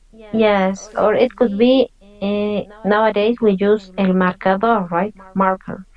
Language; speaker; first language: English; non-native, fluent; Spanish